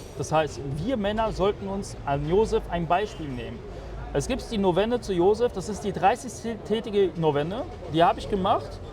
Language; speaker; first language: German; early bilingual, other home language; Polish